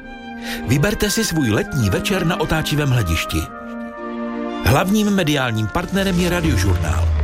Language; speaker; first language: Czech; native; Czech